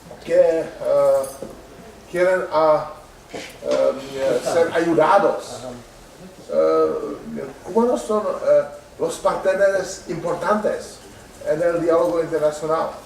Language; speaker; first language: Spanish; non-native, learner; Czech